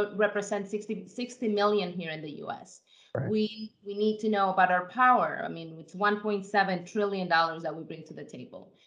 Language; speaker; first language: English; non-native, fluent; Spanish